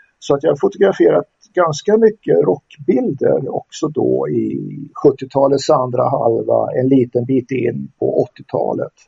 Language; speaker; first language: Swedish; native; Swedish